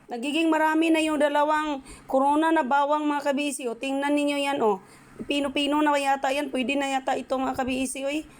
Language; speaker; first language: Filipino; non-native, local second language; Cebuano